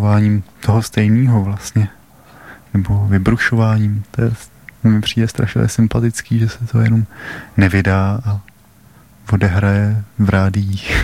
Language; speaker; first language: Czech; native; Czech